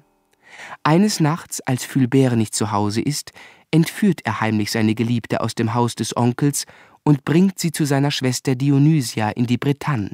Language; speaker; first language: German; native; German